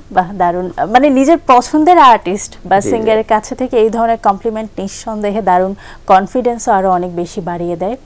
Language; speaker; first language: Bangla; native; Bangla